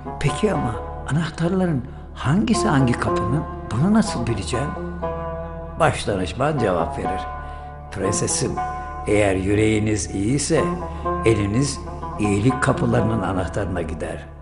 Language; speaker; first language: Turkish; native; Turkish